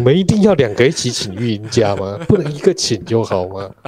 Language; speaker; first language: Chinese; native; Chinese